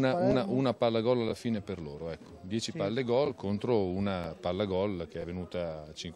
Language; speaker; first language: Italian; native; Italian